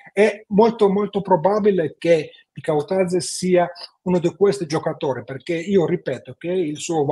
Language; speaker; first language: Italian; non-native, fluent; Georgian